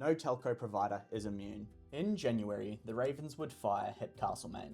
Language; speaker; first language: English; native; English